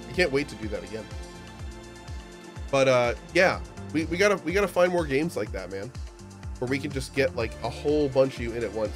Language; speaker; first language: English; native; English